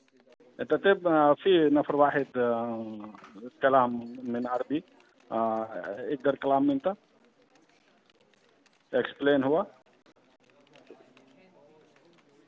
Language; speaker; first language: Arabic; non-native, learner; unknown